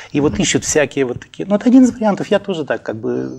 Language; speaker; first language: Russian; native; Russian